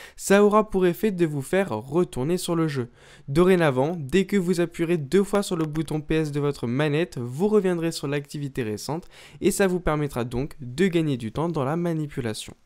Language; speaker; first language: French; native; French